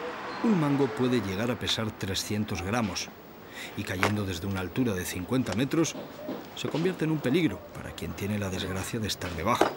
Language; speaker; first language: Spanish; native; Spanish